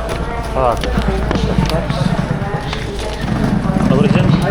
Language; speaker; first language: Russian; non-native, fluent; Lithuanian